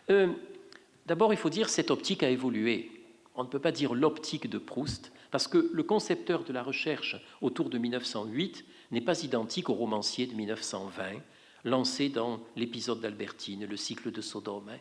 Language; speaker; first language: French; native; French